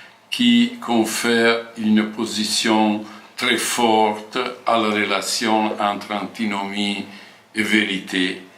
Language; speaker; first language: French; non-native, fluent; Italian